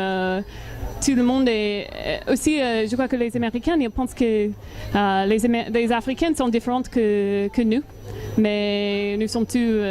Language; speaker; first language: French; non-native, learner; English